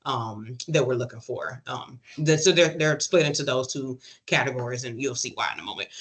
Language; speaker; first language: English; native; English